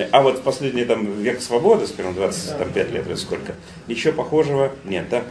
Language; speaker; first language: Russian; native; Russian